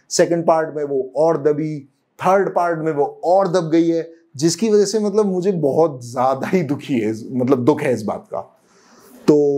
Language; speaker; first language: Hindi; native; Hindi